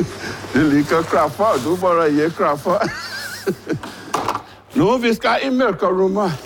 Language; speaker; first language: Norwegian; non-native, learner; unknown